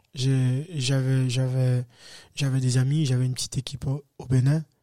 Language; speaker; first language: French; native; French